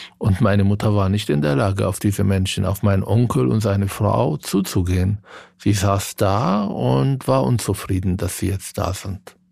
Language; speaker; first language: German; non-native, fluent; Arabic